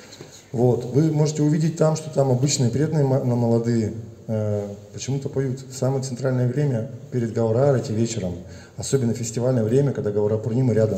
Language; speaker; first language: Russian; native; Russian